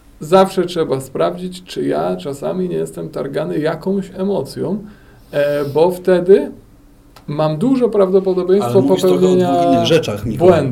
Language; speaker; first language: Polish; native; Polish